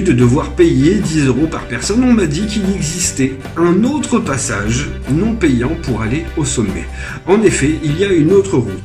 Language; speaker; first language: French; native; French